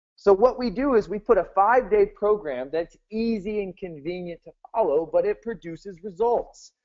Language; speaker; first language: English; native; English